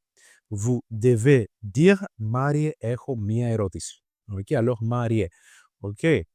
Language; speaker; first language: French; non-native, learner; Greek